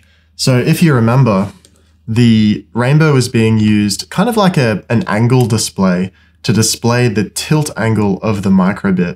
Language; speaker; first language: English; native; English